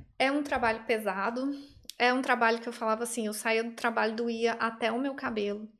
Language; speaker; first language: Portuguese; native; Portuguese